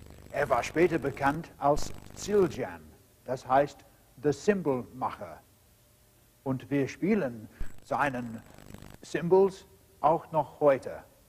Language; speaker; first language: German; non-native, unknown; English